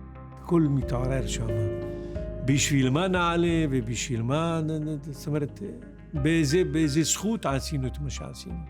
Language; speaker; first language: Hebrew; non-native, fluent; French